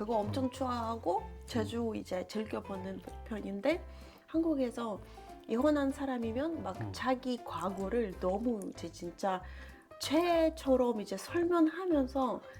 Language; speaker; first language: Korean; non-native, fluent; Ukrainian